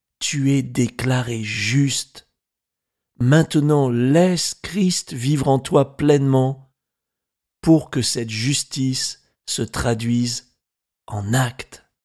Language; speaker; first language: French; native; French